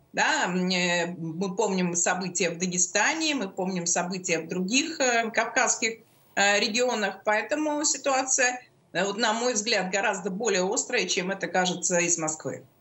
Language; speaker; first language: Russian; native; Russian